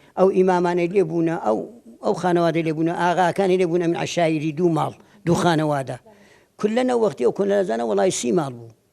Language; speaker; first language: Central Kurdish; native; Central Kurdish